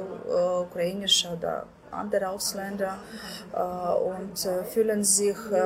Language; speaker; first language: German; non-native, learner; Ukrainian